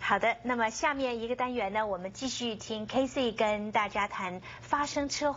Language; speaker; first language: Chinese; native; Chinese